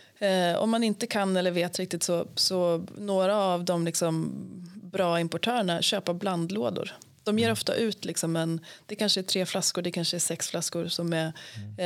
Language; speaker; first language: Swedish; native; Swedish